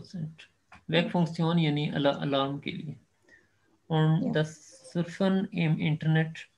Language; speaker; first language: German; non-native, fluent; Urdu